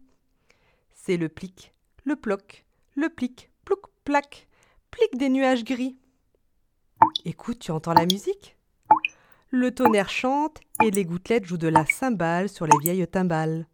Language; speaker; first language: French; native; French